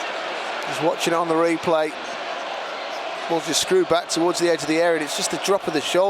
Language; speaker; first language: English; native; English